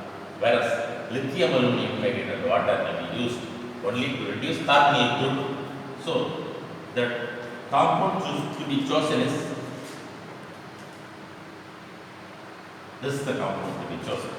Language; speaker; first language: English; non-native, local second language; Tamil